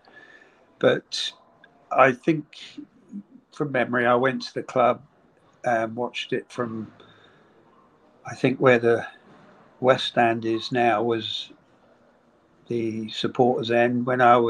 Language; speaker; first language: English; native; English